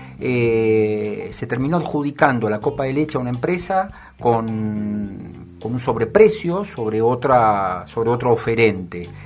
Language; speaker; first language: Spanish; native; Spanish